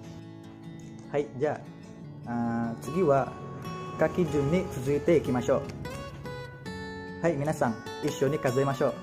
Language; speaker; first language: Japanese; non-native, learner; Indonesian